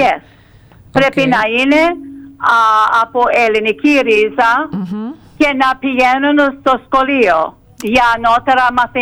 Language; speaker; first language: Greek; early bilingual, heritage; Greek